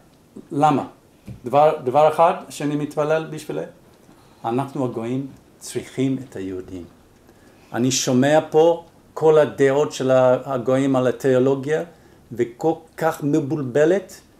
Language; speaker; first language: Hebrew; non-native, fluent; English